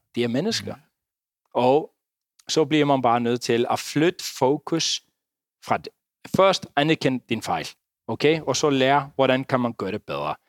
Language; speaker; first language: Danish; non-native, fluent; Icelandic